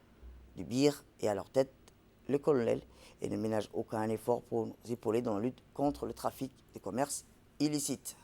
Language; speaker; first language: French; native; French